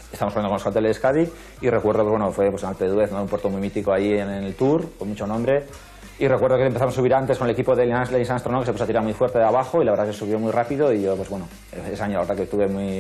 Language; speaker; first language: Spanish; native; Spanish